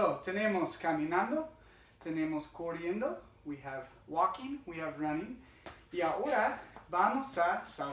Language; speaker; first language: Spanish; non-native, fluent; English